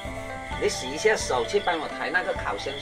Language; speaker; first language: Chinese; native; Chinese